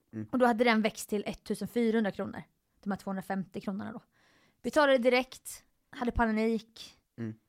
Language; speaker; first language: Swedish; native; Swedish